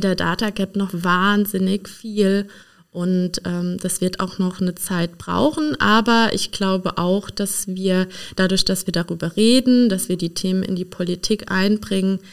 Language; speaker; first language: German; native; German